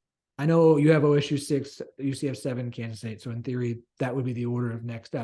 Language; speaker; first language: English; native; English